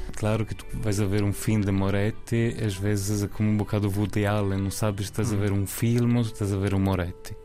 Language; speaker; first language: Portuguese; non-native, fluent; Italian